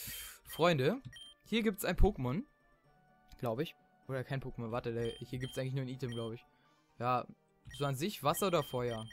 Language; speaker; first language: German; native; German